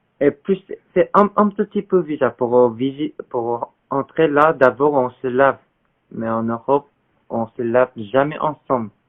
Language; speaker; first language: French; non-native, learner; Korean